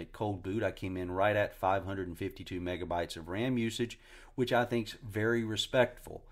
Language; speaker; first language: English; native; English